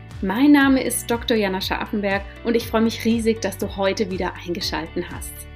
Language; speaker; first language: German; native; German